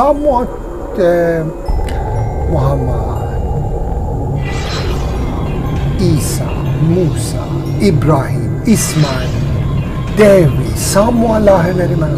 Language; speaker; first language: Indonesian; non-native, learner; Persian